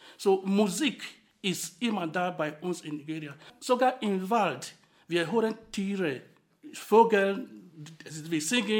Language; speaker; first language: German; non-native, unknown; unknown